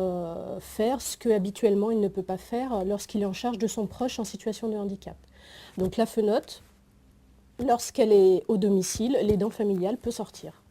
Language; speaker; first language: French; native; French